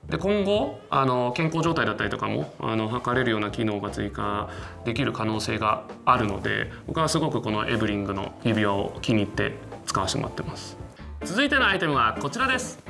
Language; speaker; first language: Japanese; native; Japanese